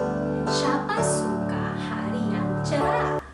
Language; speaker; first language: Indonesian; non-native, learner; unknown